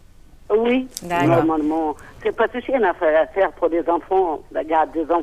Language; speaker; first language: French; non-native, local second language; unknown